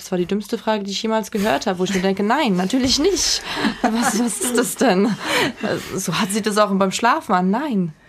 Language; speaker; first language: German; early bilingual, other home language; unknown